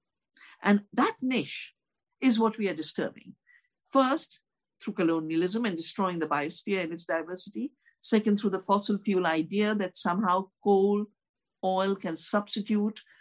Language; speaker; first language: English; non-native, local second language; Hindi